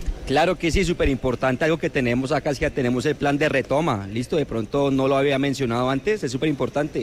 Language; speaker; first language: Spanish; native; Spanish